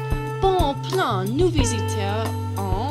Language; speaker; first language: French; non-native, learner; English